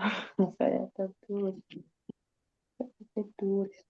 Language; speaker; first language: Indonesian; non-native, learner; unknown